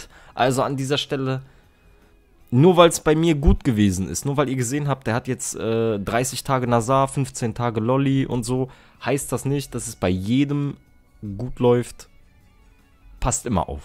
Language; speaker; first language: German; native; German